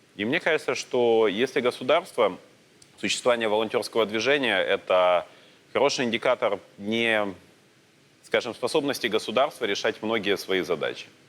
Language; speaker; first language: Russian; native; Russian